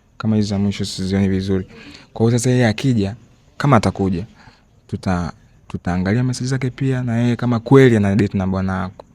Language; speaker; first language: Swahili; native; Swahili